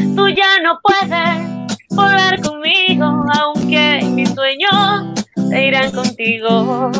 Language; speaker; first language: Spanish; native; Spanish